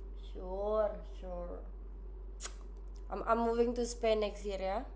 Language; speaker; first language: English; non-native, learner; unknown